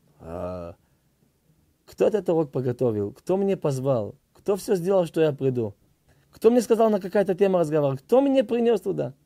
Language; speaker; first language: Russian; early bilingual, heritage; Hebrew